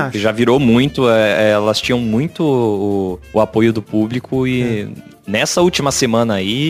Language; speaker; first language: Portuguese; native; Portuguese